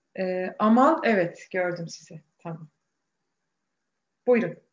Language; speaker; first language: Turkish; native; Turkish